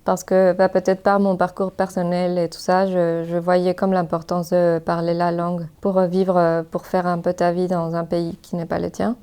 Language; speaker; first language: French; non-native, fluent; Spanish